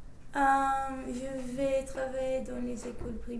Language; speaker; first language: French; non-native, fluent; English